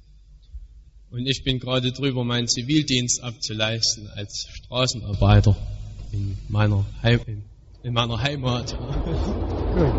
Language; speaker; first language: German; native; German